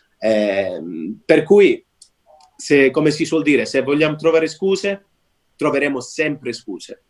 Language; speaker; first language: Italian; native; Italian